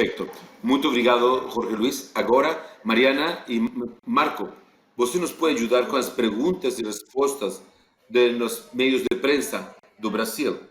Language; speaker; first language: Portuguese; non-native, fluent; Spanish